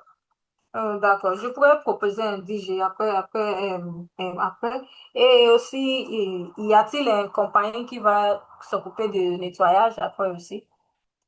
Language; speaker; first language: French; non-native, learner; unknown